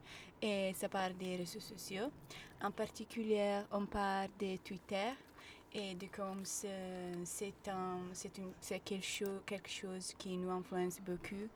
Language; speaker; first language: French; non-native, learner; Italian